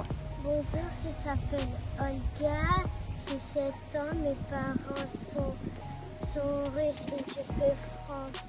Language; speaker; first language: French; non-native, learner; Russian